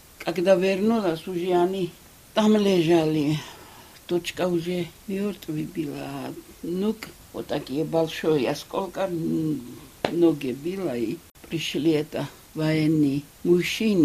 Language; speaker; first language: Russian; non-native, local second language; Georgian